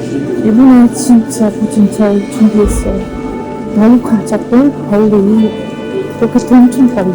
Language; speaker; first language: Korean; non-native, learner; Ukrainian